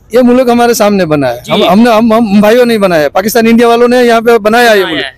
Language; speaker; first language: Hindi; non-native, local second language; Gujarati